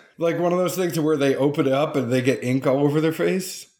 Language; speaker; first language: English; native; English